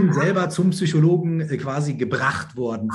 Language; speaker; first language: German; native; German